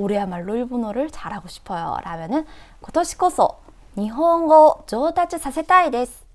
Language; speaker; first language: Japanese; non-native, fluent; Korean